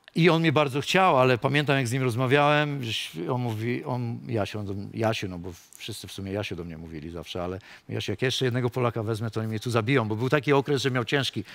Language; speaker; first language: Polish; native; Polish